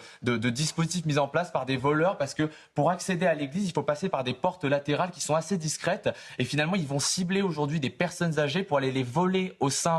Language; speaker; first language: French; native; French